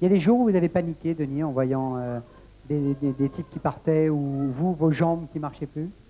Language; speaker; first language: French; native; French